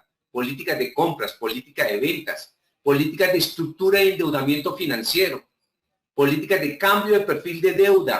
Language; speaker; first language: Spanish; native; Spanish